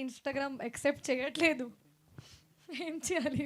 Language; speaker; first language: Telugu; non-native, fluent; Hindi